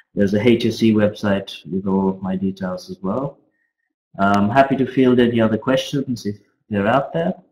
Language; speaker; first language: English; native; English